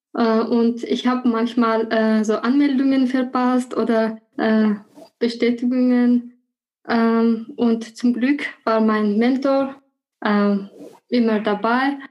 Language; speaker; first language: German; non-native, fluent; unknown